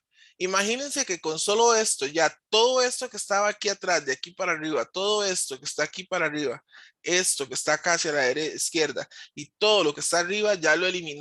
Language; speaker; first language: Spanish; native; Spanish